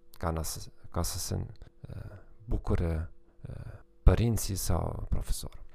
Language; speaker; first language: Romanian; non-native, fluent; German